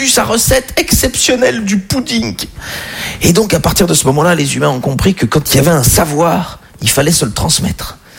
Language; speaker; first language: French; native; French